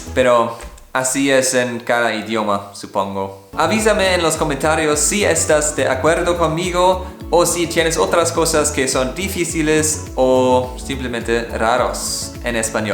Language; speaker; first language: Spanish; non-native, fluent; German